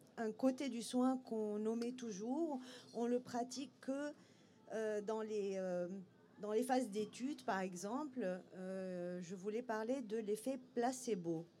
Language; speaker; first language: French; native; French